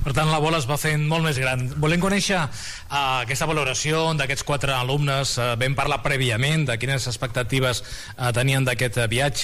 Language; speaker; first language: Catalan; native; Catalan